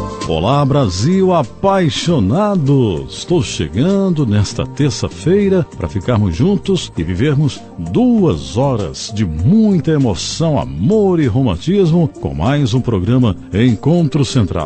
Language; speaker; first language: Portuguese; native; Portuguese